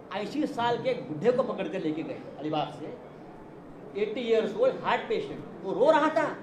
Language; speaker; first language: Hindi; non-native, local second language; Marathi